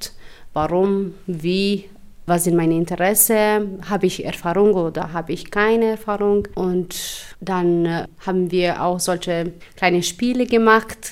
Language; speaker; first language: German; non-native, fluent; Albanian